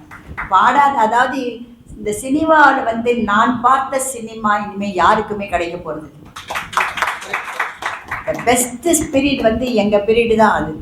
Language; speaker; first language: Tamil; native; Tamil